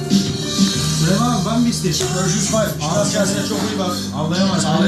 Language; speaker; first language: Turkish; native; Turkish